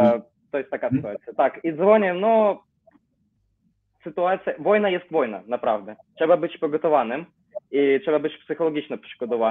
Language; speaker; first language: Polish; non-native, learner; Ukrainian